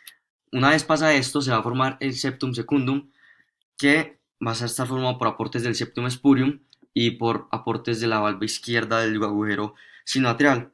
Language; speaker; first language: Spanish; native; Spanish